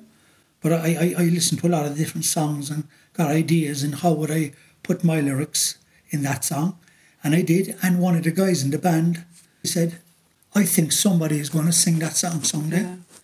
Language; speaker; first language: English; native; English